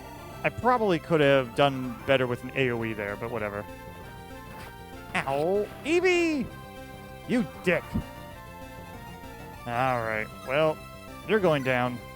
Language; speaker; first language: English; native; English